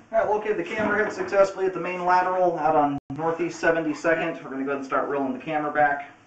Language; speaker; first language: English; native; English